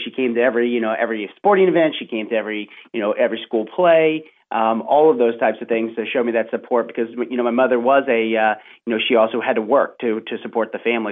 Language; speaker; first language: English; native; English